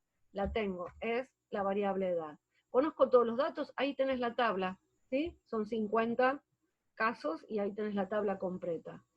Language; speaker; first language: Spanish; native; Spanish